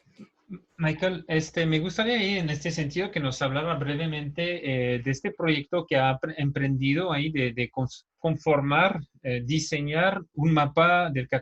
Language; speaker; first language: Spanish; native; Spanish